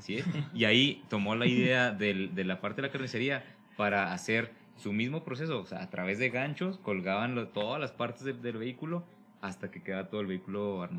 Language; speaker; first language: Spanish; native; Spanish